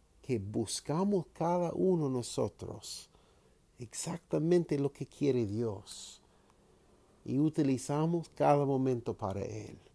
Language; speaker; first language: Spanish; non-native, fluent; English